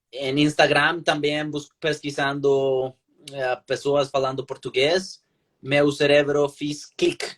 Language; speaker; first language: Portuguese; non-native, learner; Spanish